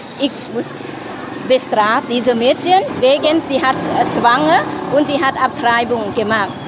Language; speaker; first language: German; non-native, learner; Lao